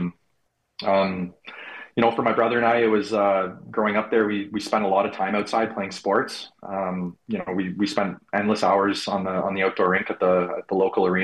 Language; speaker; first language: English; native; English